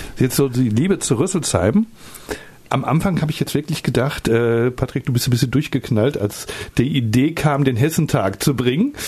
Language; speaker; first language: German; native; German